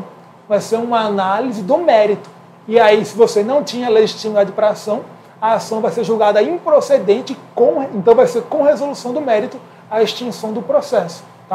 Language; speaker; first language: Portuguese; native; Portuguese